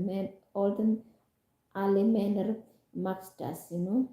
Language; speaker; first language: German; non-native, learner; Indonesian